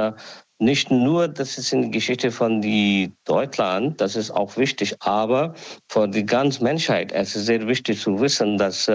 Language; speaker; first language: German; non-native, learner; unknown